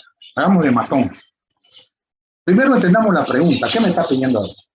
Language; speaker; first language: Spanish; native; Spanish